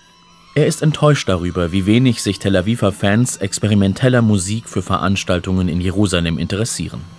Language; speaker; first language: German; native; German